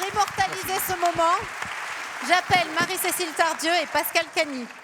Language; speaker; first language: French; native; French